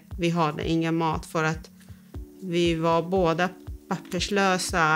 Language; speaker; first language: Swedish; non-native, fluent; Persian